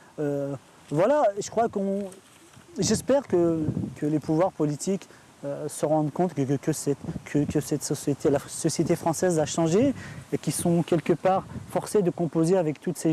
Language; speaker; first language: French; native; French